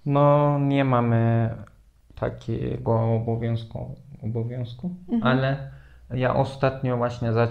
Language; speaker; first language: Polish; non-native, fluent; Turkish